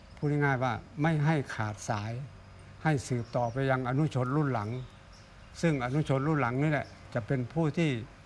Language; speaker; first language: Thai; non-native, local second language; Northeastern Thai